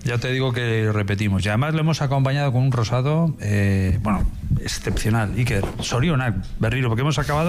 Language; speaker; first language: Spanish; native; Spanish